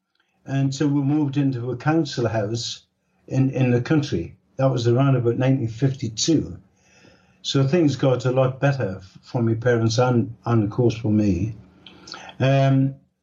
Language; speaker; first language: English; native; English